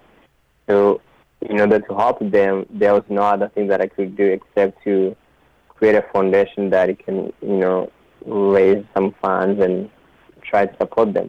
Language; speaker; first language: English; non-native, local second language; Kinyarwanda